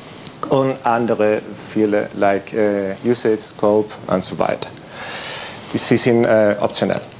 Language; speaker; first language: German; non-native, learner; Spanish